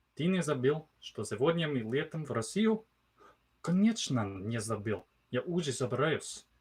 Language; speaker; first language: Russian; non-native, learner; English